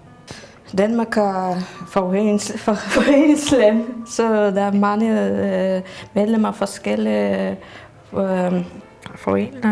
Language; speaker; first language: Danish; non-native, learner; Russian